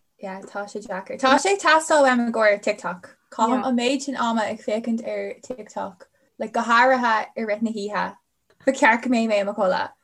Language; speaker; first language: Irish; non-native, local second language; English